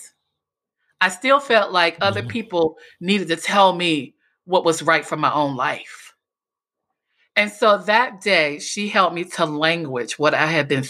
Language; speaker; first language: English; native; English